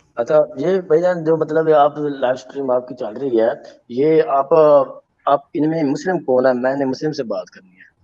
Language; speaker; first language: Urdu; non-native, local second language; Baluchi